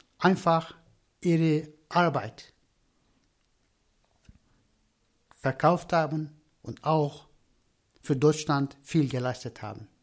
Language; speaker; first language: German; non-native, learner; Turkish